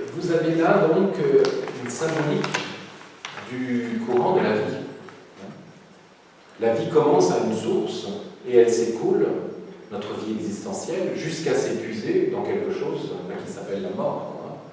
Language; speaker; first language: French; native; French